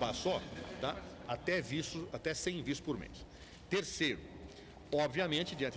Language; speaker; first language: Portuguese; native; Portuguese